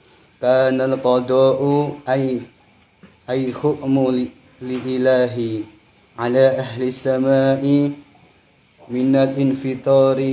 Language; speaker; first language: Arabic; non-native, fluent; Javanese